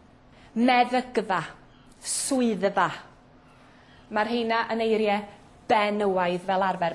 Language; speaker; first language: Welsh; native; Welsh